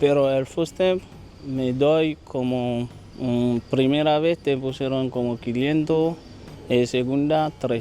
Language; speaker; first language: Spanish; non-native, learner; Haitian Creole